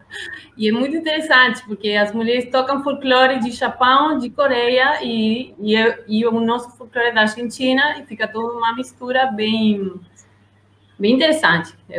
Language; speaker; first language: Portuguese; non-native, learner; Spanish